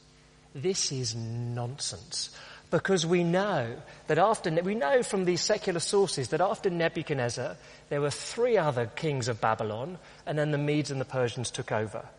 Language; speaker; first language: English; native; English